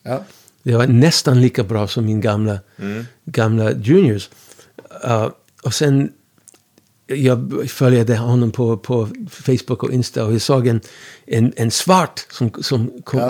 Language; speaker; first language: Swedish; non-native, fluent; English